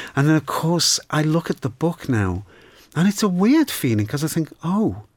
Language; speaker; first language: English; native; English